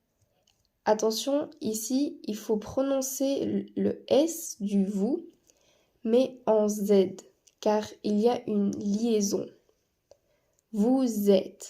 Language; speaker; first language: French; non-native, fluent; Spanish